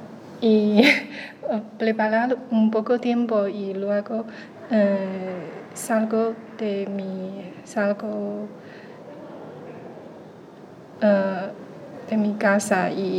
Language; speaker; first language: Spanish; non-native, learner; Chinese